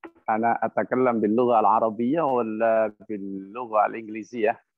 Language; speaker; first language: Arabic; non-native, fluent; Indonesian